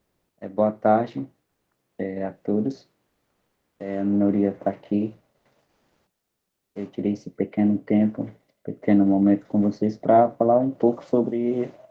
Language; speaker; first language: Portuguese; non-native, local second language; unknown